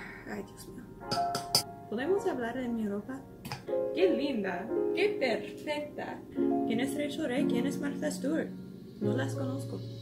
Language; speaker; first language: Spanish; non-native, learner; English